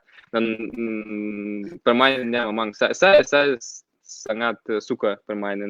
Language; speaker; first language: Indonesian; non-native, fluent; Russian